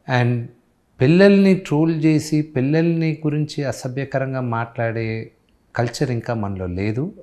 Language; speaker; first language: Telugu; native; Telugu